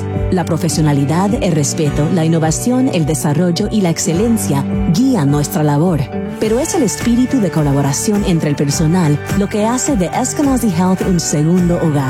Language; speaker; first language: Spanish; native; Spanish